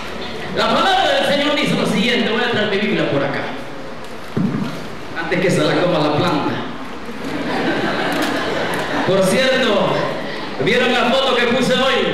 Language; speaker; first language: Spanish; native; Spanish